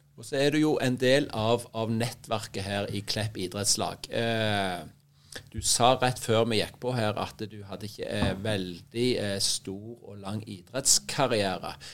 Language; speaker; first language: Norwegian; native; Norwegian